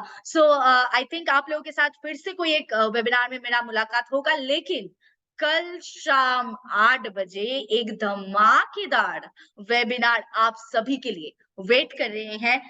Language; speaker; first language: Hindi; native; Hindi